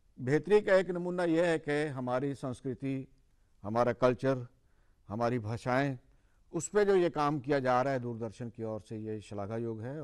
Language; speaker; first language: Hindi; non-native, local second language; Punjabi